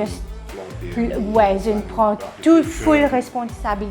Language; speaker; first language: French; non-native, local second language; Morisyen